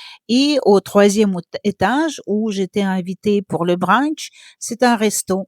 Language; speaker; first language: French; non-native, fluent; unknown